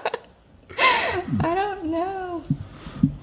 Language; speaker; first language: English; native; English